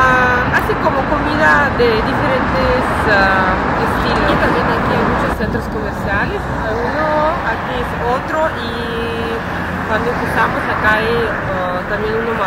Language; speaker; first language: Spanish; non-native, learner; Russian